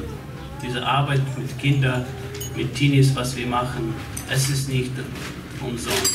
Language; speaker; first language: German; non-native, fluent; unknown